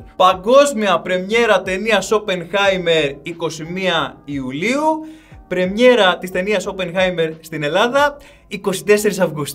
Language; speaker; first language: Greek; native; Greek